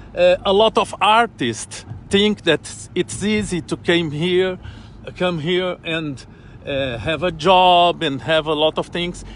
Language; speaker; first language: English; non-native, learner; Portuguese